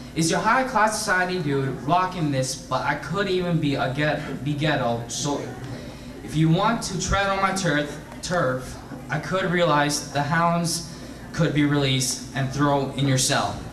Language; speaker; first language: English; native; English